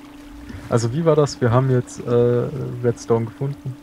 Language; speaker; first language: German; native; German